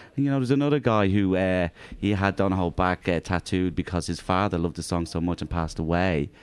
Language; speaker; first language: English; native; English